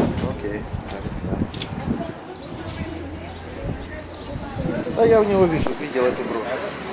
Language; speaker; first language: German; non-native, learner; Russian